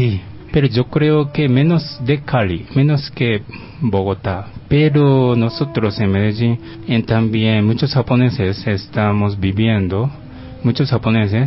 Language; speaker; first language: Spanish; non-native, fluent; Japanese